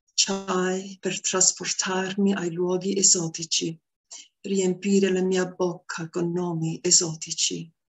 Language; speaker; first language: Italian; early bilingual, heritage; Italian